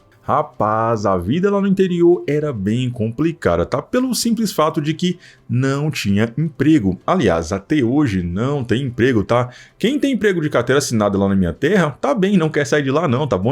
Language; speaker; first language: Portuguese; native; Portuguese